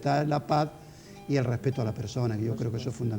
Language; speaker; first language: Spanish; native; Spanish